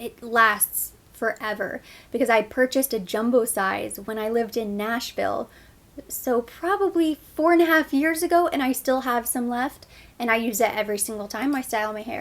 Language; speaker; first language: English; native; English